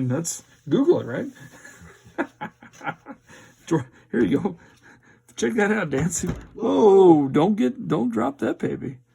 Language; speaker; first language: English; native; English